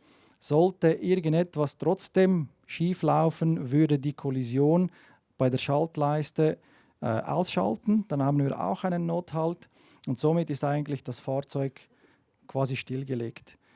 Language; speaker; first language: German; native; German